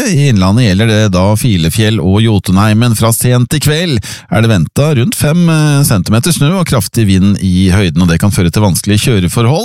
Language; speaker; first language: Norwegian; native; Norwegian